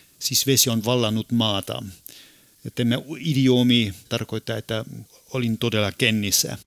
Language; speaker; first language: Finnish; non-native, fluent; German